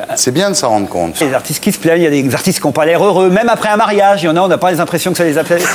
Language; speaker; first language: French; native; French